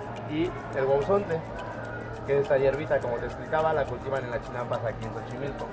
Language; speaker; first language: Spanish; native; Spanish